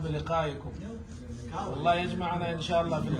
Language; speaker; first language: Arabic; non-native, fluent; Urdu